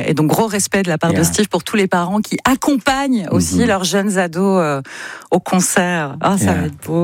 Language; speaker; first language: French; native; French